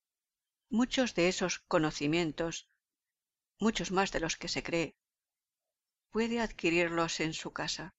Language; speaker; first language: Spanish; native; Spanish